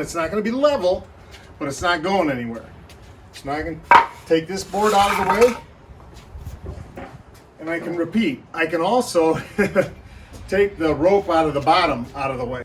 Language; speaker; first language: English; native; English